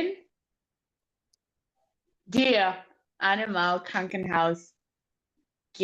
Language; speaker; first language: German; non-native, learner; Portuguese